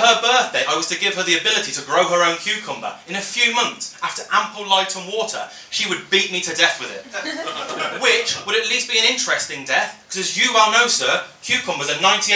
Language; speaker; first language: English; native; English